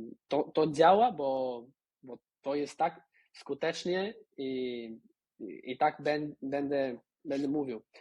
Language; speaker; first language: Polish; non-native, fluent; Spanish